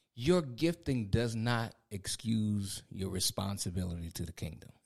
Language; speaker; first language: English; native; English